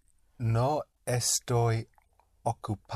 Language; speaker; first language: Spanish; non-native, learner; English